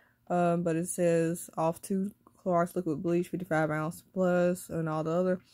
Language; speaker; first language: English; native; English